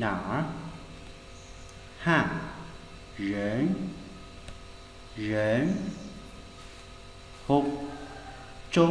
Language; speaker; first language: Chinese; non-native, fluent; Hmong